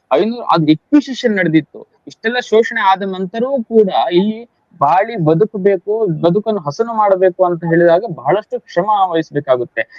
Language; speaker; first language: Kannada; non-native, local second language; Konkani